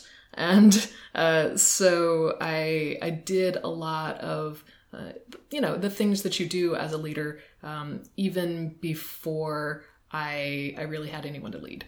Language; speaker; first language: English; native; English